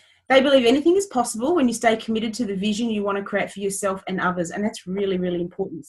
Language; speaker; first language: English; native; English